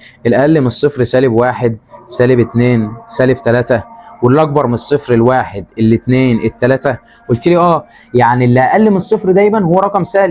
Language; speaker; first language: Arabic; native; Arabic